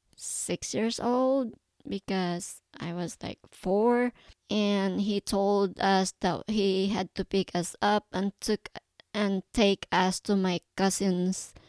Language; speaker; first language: English; non-native, local second language; Cebuano